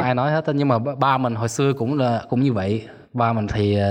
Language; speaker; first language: Vietnamese; early bilingual, other home language; German